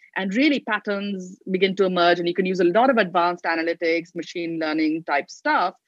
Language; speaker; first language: English; non-native, local second language; Hindi